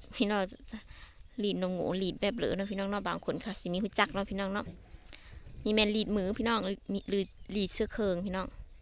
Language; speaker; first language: Thai; native; Thai